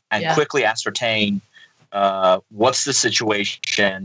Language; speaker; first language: English; non-native, fluent; Persian